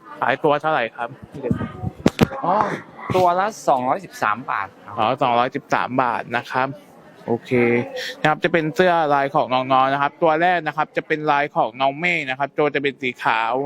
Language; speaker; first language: Thai; native; Thai